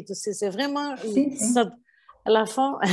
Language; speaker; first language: French; non-native, fluent; Portuguese